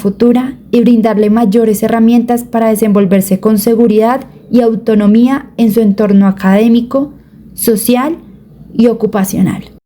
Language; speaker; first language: Spanish; native; Spanish